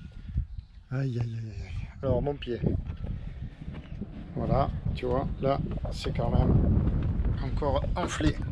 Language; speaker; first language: French; native; French